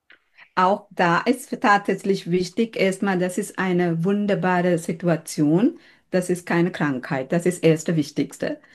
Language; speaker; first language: German; non-native, fluent; Sinhala